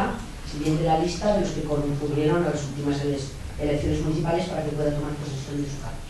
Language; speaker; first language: Spanish; native; Spanish